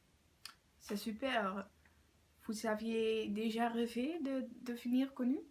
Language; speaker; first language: French; non-native, learner; Dutch